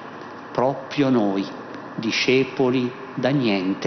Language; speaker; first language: Italian; native; Italian